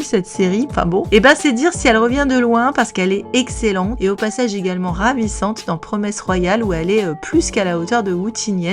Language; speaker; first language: French; native; French